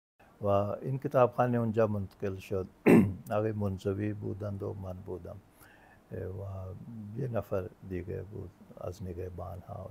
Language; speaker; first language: Persian; non-native, fluent; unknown